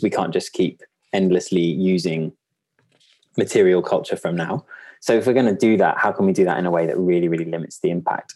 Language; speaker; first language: English; native; English